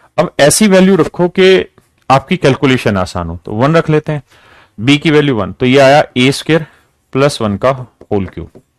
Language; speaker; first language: Hindi; native; Hindi